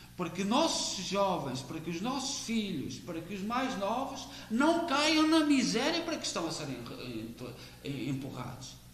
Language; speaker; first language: Portuguese; native; Portuguese